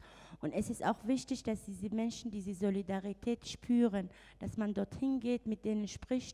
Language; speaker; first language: German; non-native, fluent; Arabic